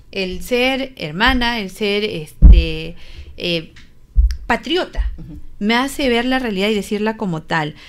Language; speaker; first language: Spanish; native; Spanish